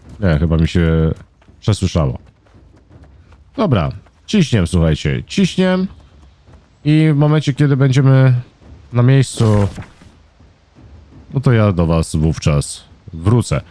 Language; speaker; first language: Polish; native; Polish